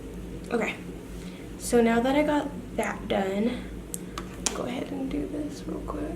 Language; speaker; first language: English; native; English